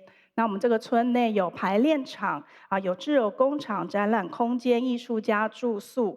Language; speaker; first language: Chinese; native; Chinese